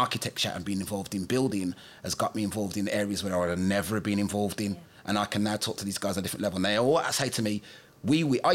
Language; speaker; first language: English; native; English